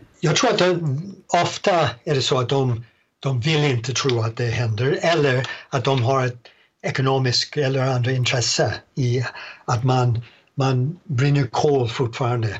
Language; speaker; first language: Swedish; non-native, fluent; English